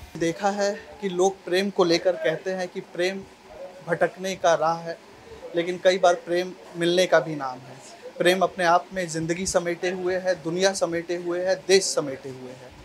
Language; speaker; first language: Hindi; native; Hindi